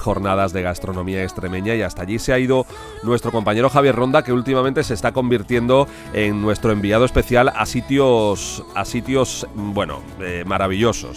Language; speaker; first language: Spanish; native; Spanish